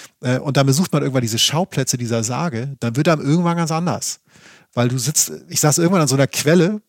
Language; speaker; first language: German; native; German